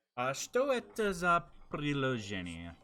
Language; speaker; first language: Russian; non-native, learner; English